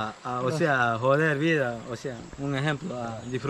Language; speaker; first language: Spanish; native; Spanish